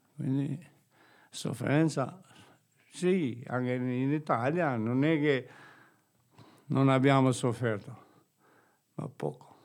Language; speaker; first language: Italian; non-native, fluent; Albanian